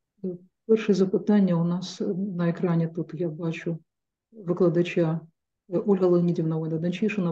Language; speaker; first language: Ukrainian; native; Ukrainian